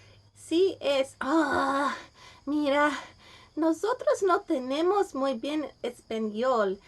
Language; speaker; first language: Spanish; non-native, learner; English